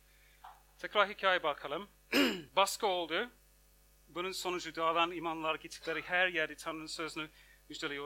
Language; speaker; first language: Turkish; non-native, fluent; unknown